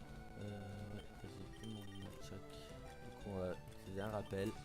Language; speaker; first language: French; native; French